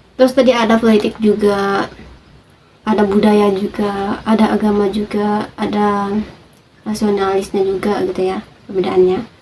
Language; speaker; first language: Indonesian; native; Indonesian